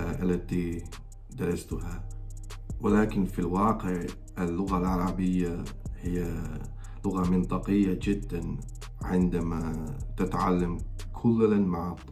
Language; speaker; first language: Arabic; non-native, fluent; Croatian